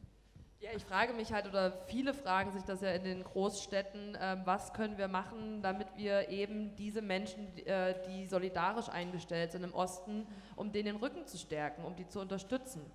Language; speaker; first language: German; native; German